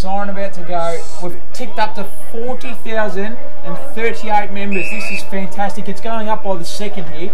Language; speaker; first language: English; native; English